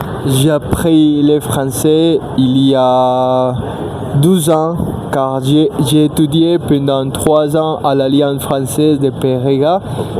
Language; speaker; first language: French; non-native, learner; Spanish